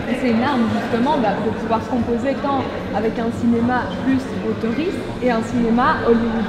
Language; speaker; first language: French; native; French